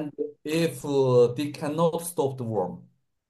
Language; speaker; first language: English; non-native, learner; Russian